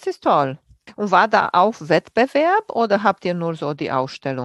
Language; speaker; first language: German; native; German